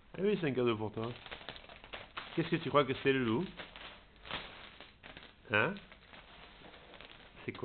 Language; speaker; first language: French; native; French